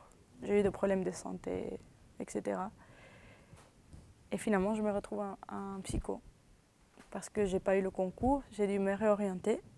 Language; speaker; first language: French; early bilingual, other home language; Spanish